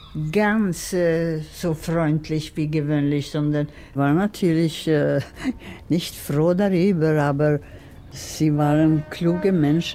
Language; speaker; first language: German; non-native, fluent; Swedish